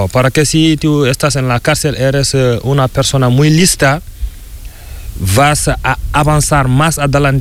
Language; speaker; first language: Spanish; non-native, learner; Fula